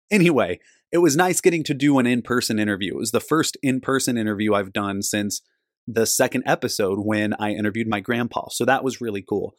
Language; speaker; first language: English; native; English